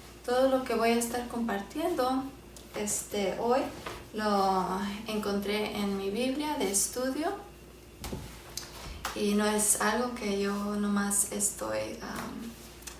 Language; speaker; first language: Spanish; early bilingual, heritage; Spanish